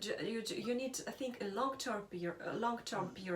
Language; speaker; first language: English; non-native, learner; Russian